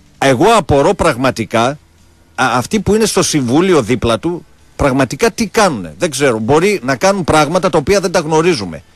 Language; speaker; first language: Greek; native; Greek